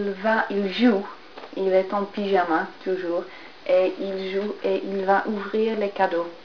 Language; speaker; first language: French; non-native, fluent; English